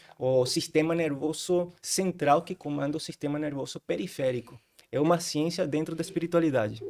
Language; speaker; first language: Portuguese; non-native, fluent; Spanish